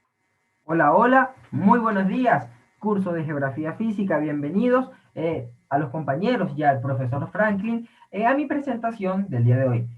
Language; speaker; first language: Spanish; native; Spanish